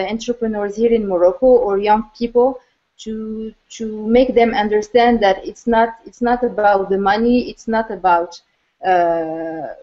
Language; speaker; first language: English; non-native, fluent; Arabic